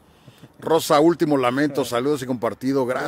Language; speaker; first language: Spanish; native; Spanish